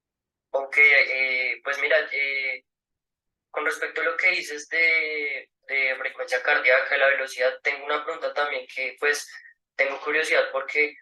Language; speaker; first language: Spanish; native; Spanish